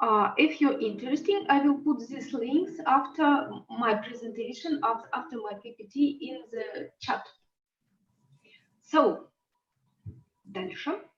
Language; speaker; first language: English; non-native, learner; Russian